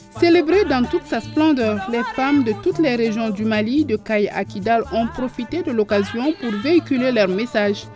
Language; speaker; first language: French; non-native, local second language; Bambara